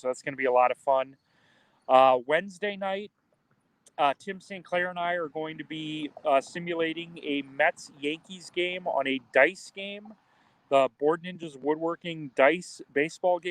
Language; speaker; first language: English; native; English